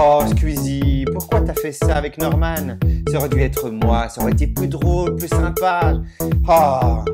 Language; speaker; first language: French; native; French